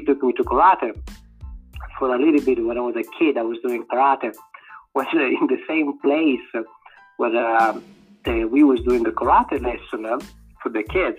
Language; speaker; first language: English; non-native, fluent; Italian